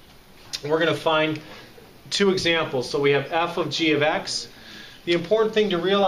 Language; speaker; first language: English; native; English